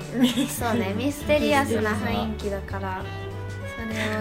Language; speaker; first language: Japanese; native; Japanese